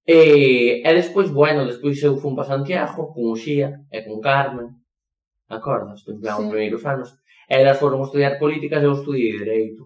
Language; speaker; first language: Galician; non-native, local second language; Spanish